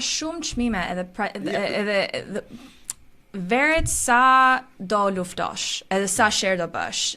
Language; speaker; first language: Albanian; early bilingual, heritage; Albanian